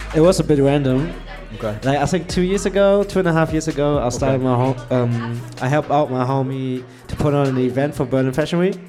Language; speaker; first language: English; non-native, fluent; German